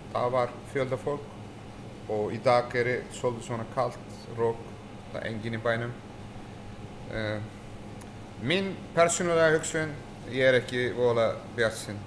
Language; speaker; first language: Icelandic; non-native, fluent; Turkish